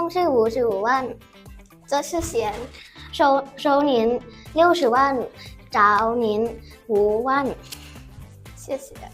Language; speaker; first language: Chinese; non-native, learner; Lao